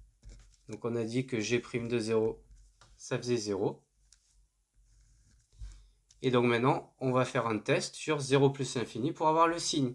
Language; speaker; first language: French; native; French